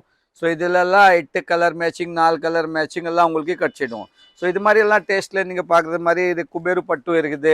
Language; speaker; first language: Tamil; non-native, learner; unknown